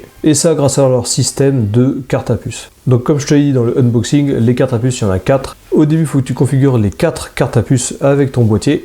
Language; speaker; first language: French; native; French